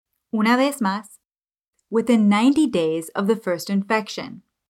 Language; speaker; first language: Spanish; non-native, fluent; English